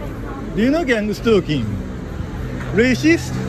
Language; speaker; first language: English; non-native, learner; Japanese